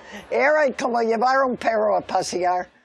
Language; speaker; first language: Spanish; early bilingual, other home language; English